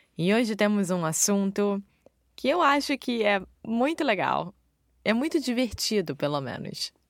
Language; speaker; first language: Portuguese; native; Portuguese